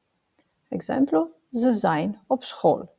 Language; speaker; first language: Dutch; non-native, fluent; Romanian